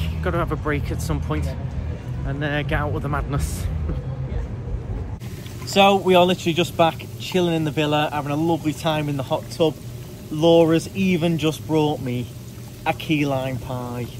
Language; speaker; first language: English; native; English